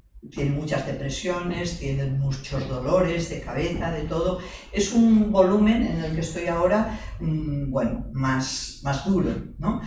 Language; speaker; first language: Spanish; native; Spanish